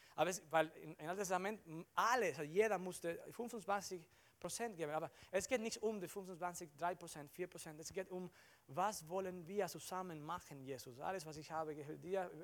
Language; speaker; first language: German; non-native, learner; Spanish